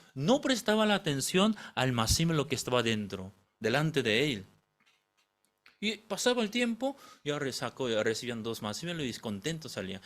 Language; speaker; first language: Spanish; non-native, fluent; Korean